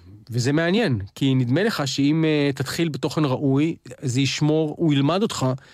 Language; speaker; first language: Hebrew; native; Hebrew